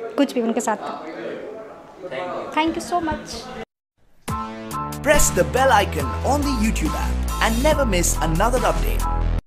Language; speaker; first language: Hindi; native; Hindi